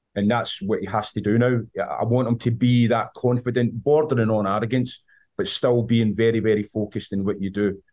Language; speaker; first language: English; native; English